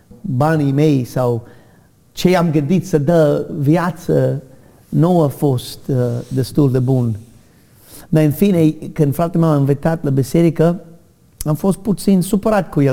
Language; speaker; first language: Romanian; non-native, learner; English